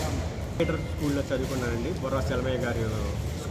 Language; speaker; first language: Telugu; native; Telugu